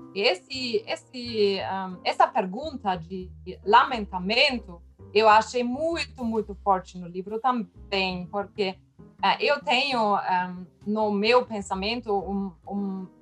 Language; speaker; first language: Portuguese; non-native, fluent; German